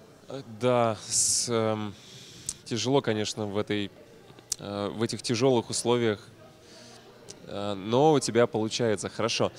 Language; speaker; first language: Russian; native; Russian